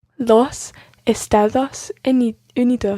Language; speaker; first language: Spanish; non-native, learner; English